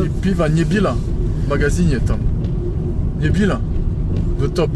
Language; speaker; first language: Russian; non-native, learner; French